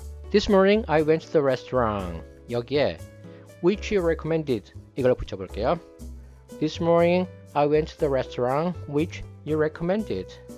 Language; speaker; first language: English; non-native, fluent; Korean